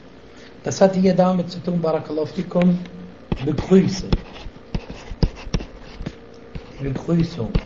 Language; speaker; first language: German; non-native, fluent; Arabic